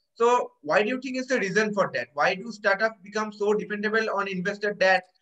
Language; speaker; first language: English; non-native, local second language; Bangla